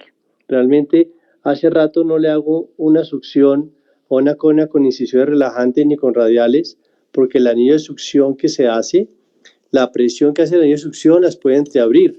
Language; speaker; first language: Spanish; native; Spanish